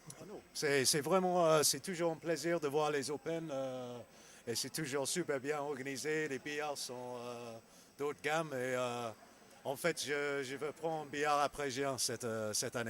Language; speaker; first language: French; non-native, learner; English